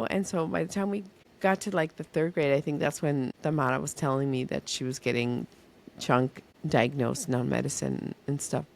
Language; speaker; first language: English; early bilingual, other home language; Spanish